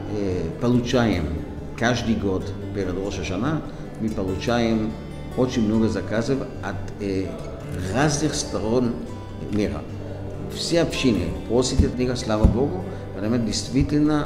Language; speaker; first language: Russian; non-native, fluent; Hebrew